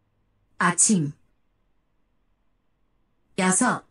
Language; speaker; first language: Korean; non-native, learner; Japanese